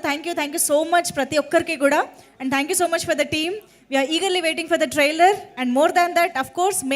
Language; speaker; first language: Telugu; native; Telugu